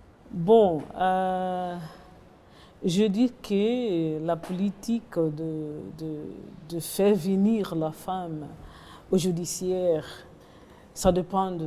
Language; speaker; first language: French; non-native, learner; Portuguese